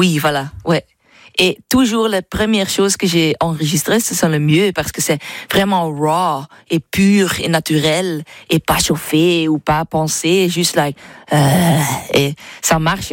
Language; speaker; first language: French; non-native, learner; English